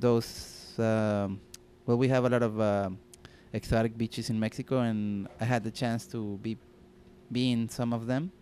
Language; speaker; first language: English; non-native, fluent; Spanish